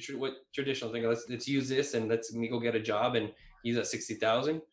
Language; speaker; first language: English; native; English